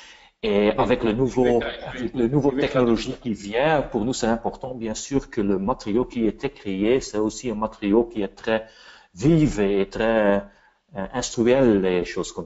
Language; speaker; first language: French; non-native, fluent; Dutch